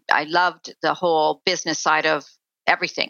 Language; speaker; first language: English; native; English